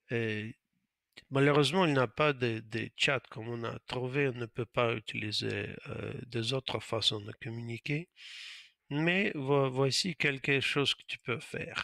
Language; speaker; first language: French; non-native, fluent; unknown